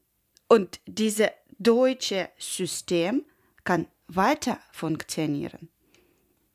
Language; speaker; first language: German; non-native, learner; Ukrainian